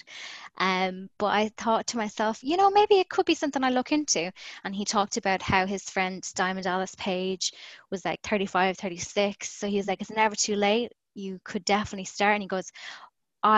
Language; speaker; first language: English; native; English